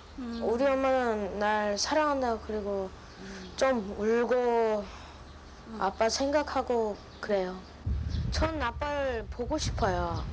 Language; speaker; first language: Korean; early bilingual, heritage; Korean